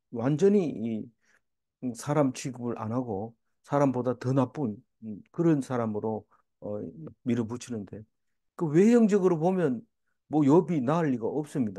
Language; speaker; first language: Korean; native; Korean